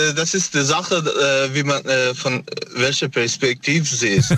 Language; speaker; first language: German; non-native, learner; Persian